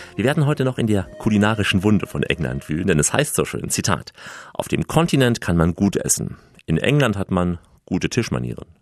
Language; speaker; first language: German; non-native, fluent; Russian